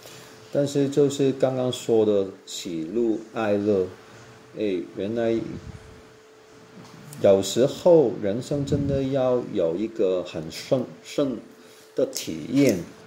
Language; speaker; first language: Chinese; non-native, local second language; Cantonese